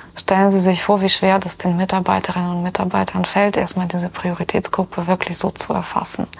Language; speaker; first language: German; non-native, fluent; Ukrainian